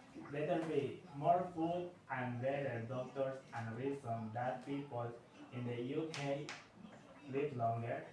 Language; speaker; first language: English; non-native, learner; Spanish